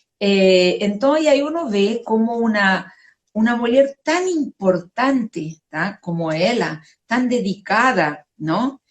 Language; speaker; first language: Portuguese; non-native, fluent; Spanish